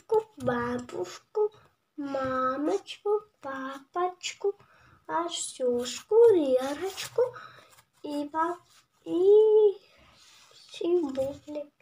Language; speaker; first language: Russian; native; Russian